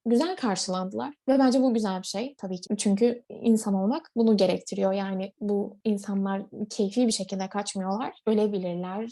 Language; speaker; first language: Turkish; native; Turkish